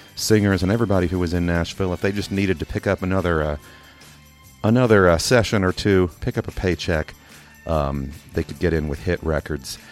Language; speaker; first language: English; native; English